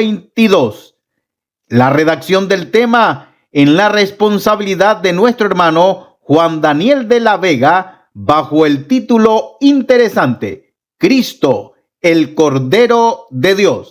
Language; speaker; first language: Spanish; native; Spanish